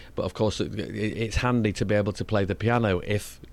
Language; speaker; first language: English; native; English